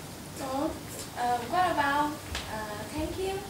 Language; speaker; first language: English; non-native, learner; Vietnamese